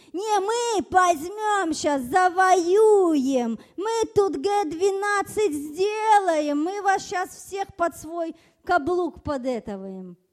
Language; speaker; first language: Russian; early bilingual, other home language; German